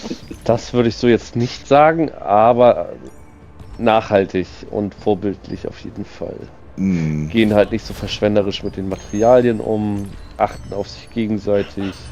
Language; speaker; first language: German; native; German